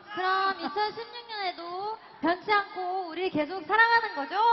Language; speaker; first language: Korean; native; Korean